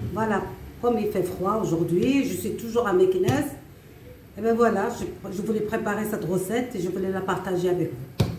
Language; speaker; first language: French; non-native, local second language; Arabic